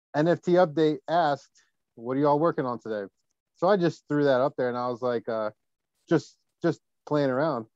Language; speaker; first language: English; native; English